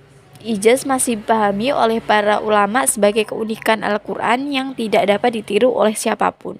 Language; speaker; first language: Indonesian; native; Indonesian